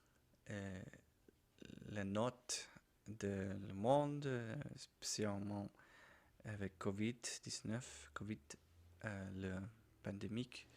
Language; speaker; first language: French; non-native, learner; Spanish